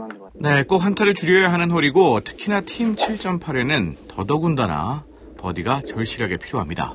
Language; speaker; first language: Korean; native; Korean